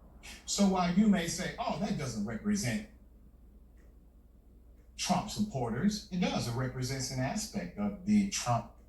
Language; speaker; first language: English; native; English